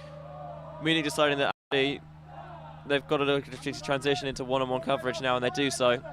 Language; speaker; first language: English; native; English